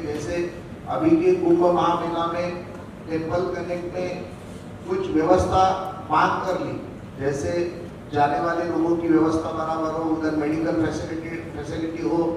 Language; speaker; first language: Hindi; non-native, local second language; Marathi